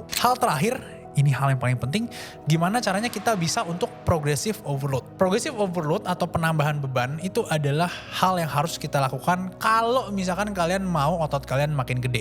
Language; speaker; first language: Indonesian; native; Indonesian